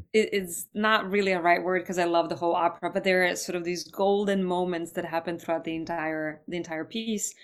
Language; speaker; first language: English; non-native, fluent; Serbian